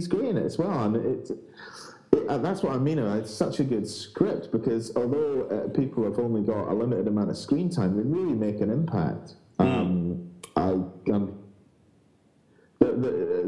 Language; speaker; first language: English; native; English